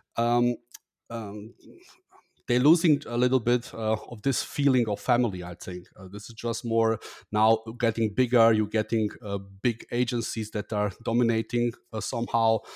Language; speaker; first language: English; non-native, fluent; German